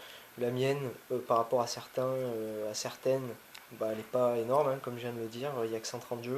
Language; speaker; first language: French; native; French